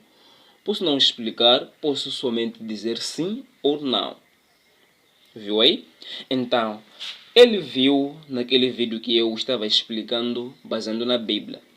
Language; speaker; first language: Portuguese; non-native, local second language; Tsonga